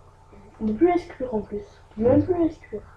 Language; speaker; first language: French; native; French